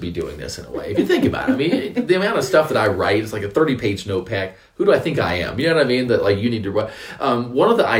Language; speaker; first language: English; native; English